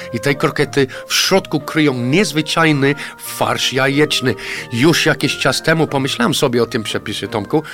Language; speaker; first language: Polish; non-native, fluent; English